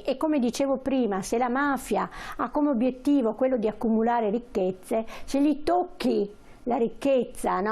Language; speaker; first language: Italian; native; Italian